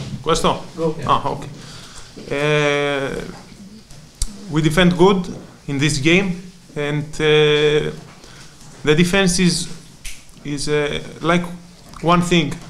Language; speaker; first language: English; non-native, learner; Greek